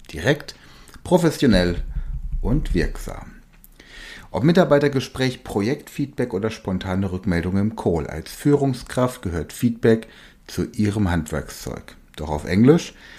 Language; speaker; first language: German; native; German